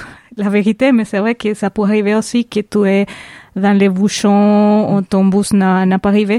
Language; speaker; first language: French; non-native, fluent; Spanish